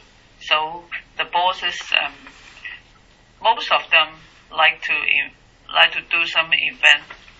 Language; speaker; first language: English; non-native, learner; Chinese